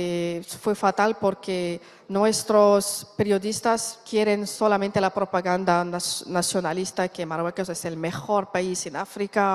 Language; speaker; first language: Spanish; non-native, learner; Arabic